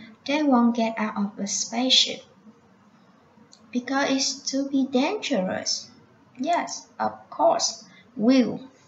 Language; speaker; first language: English; non-native, fluent; Vietnamese